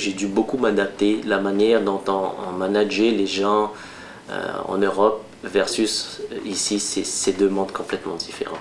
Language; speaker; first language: French; non-native, local second language; Malagasy